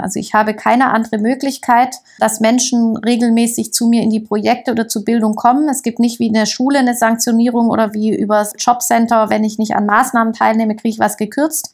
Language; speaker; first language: German; native; German